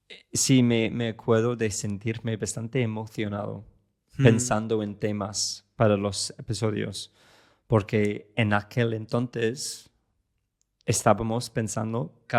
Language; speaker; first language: Spanish; non-native, fluent; English